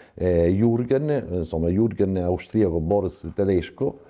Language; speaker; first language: Italian; native; Italian